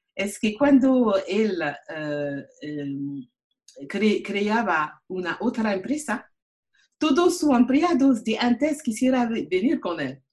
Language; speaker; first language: Spanish; non-native, learner; French